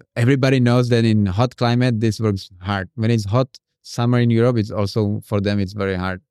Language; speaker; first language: English; non-native, fluent; Czech